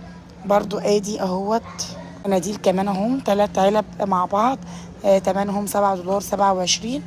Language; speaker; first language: Arabic; native; Arabic